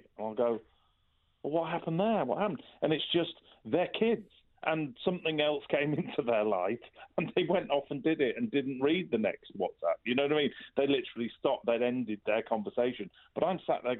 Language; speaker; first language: English; native; English